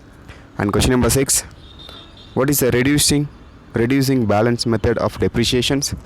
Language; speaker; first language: English; non-native, local second language; Tamil